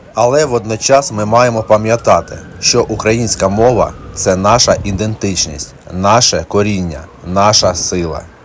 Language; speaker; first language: Ukrainian; non-native, local second language; Russian